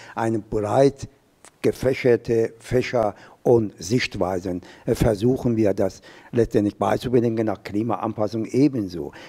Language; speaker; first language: German; non-native, fluent; Persian